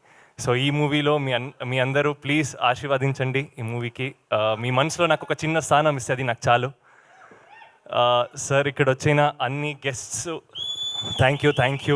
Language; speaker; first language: Telugu; non-native, learner; Kannada